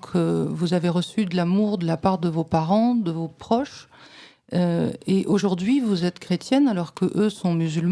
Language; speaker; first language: French; native; French